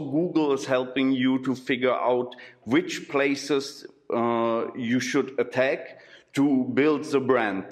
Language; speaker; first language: English; non-native, fluent; German